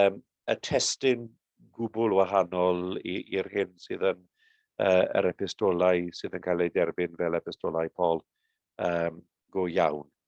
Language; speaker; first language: Welsh; native; Welsh